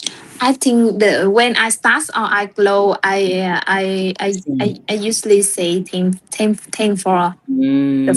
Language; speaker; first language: English; non-native, learner; Vietnamese